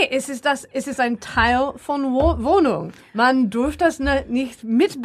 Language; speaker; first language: German; non-native, learner; English